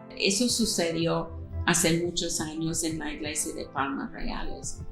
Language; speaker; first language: Spanish; non-native, fluent; English